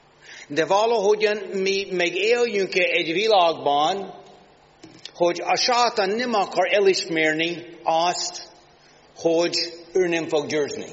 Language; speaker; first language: Hungarian; non-native, learner; English